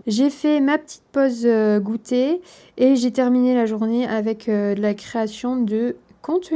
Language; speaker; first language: French; native; French